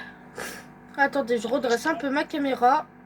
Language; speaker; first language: French; native; French